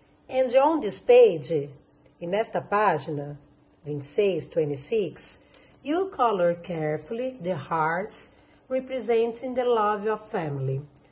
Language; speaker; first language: English; non-native, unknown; Portuguese